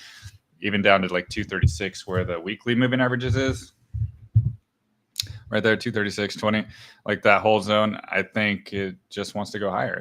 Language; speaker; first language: English; native; English